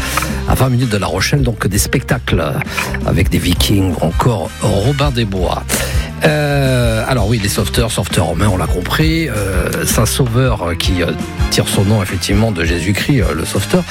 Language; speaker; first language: French; native; French